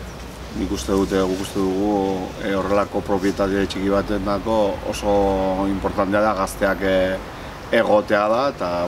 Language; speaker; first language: Basque; non-native, local second language; Spanish